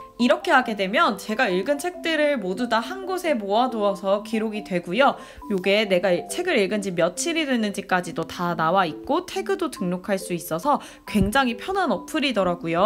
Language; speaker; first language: Korean; native; Korean